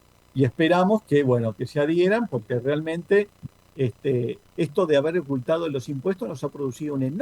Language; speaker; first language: Spanish; native; Spanish